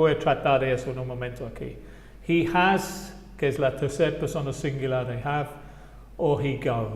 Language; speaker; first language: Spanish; non-native, fluent; English